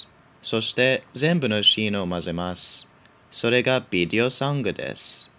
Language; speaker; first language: Japanese; non-native, learner; English